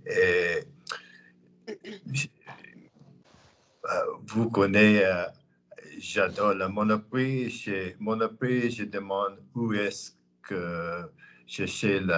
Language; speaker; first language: French; non-native, learner; English